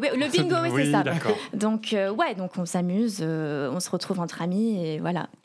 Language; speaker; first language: French; early bilingual, heritage; English